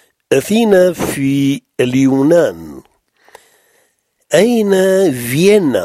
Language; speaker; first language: Arabic; non-native, fluent; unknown